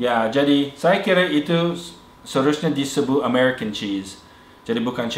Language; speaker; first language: Indonesian; non-native, fluent; English